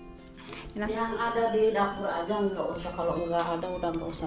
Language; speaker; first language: Indonesian; native; Indonesian